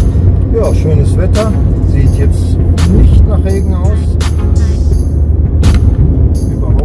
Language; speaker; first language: German; native; German